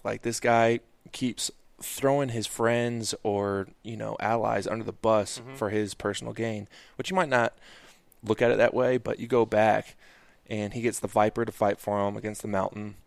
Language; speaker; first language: English; native; English